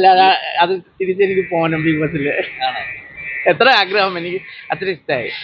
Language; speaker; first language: Malayalam; non-native, local second language; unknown